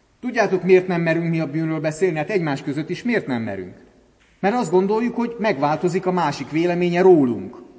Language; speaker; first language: Hungarian; native; Hungarian